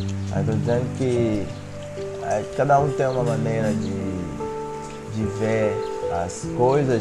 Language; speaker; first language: Portuguese; non-native, fluent; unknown